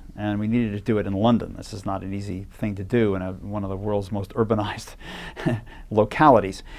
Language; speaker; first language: English; native; English